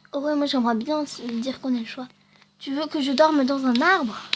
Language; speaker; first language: French; native; French